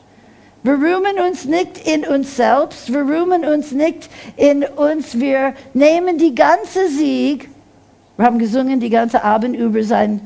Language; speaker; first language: German; non-native, fluent; English